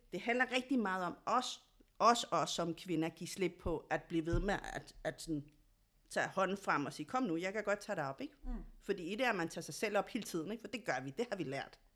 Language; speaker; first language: Danish; early bilingual, other home language; Spanish